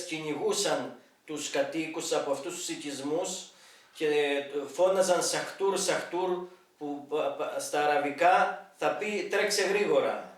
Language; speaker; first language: Greek; native; Greek